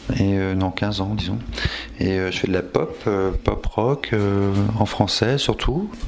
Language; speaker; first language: French; native; French